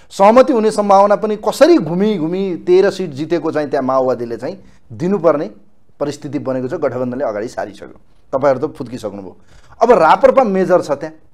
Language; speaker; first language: Nepali; native; Nepali